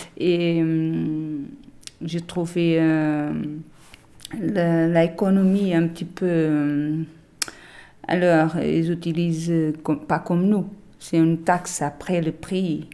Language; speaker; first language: French; non-native, learner; Portuguese